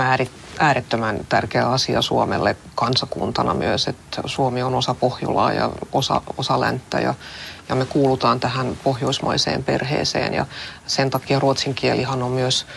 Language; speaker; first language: Finnish; non-native, local second language; Swedish